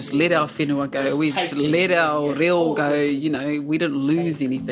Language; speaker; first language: English; non-native, local second language; Māori